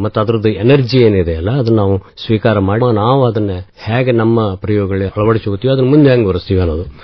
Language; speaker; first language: Kannada; native; Kannada